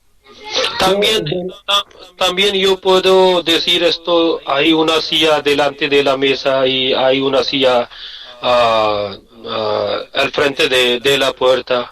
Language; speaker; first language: Spanish; non-native, learner; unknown